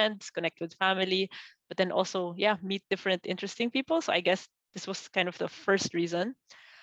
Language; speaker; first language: English; non-native, local second language; Filipino